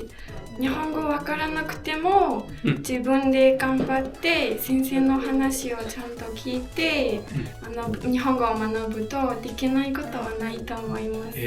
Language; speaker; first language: Japanese; non-native, fluent; Mongolian